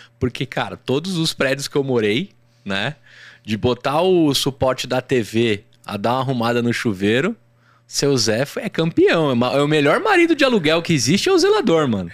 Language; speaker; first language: Portuguese; native; Portuguese